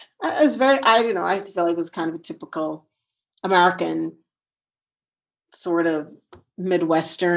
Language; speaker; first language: English; native; English